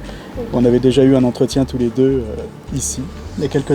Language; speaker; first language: French; native; French